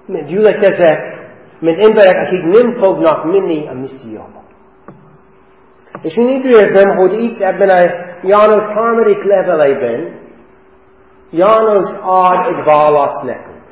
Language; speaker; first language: Hungarian; non-native, fluent; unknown